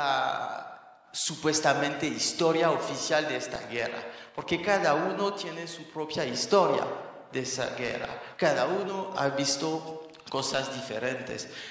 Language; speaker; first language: Spanish; non-native, fluent; French